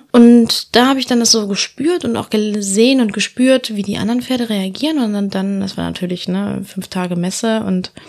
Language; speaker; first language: German; early bilingual, heritage; Spanish